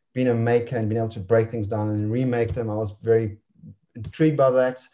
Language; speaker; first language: English; native; English